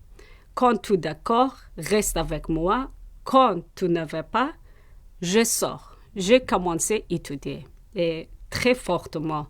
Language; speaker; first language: French; non-native, learner; Persian